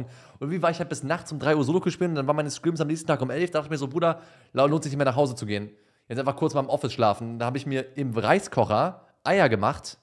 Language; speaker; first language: German; native; German